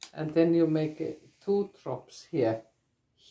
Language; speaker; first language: English; non-native, learner; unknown